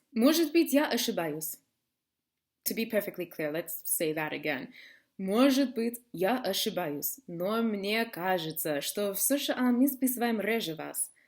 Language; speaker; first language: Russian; non-native, fluent; English